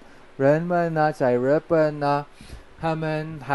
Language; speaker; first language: Chinese; non-native, fluent; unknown